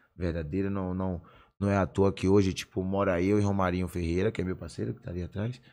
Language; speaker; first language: Portuguese; native; Portuguese